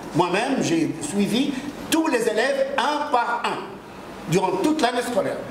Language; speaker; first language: French; non-native, local second language; Arabic